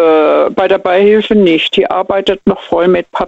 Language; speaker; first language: German; native; German